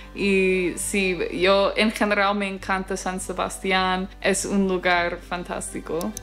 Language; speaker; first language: Spanish; non-native, fluent; English